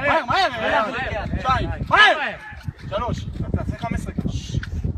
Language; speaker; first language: Hebrew; native; Hebrew